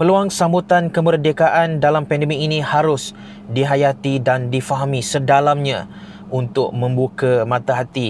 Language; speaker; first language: Malay; native; Malay